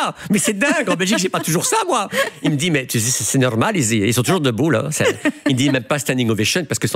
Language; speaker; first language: French; native; French